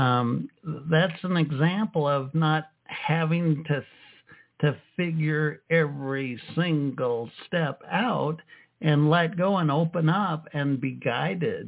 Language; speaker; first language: English; native; English